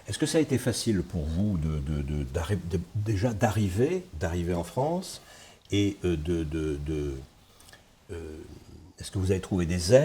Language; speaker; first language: French; native; French